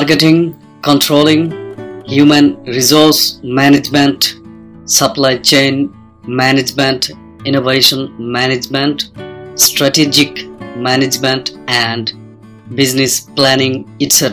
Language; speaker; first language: English; non-native, fluent; Bangla